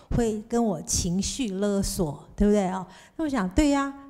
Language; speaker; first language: Chinese; native; Chinese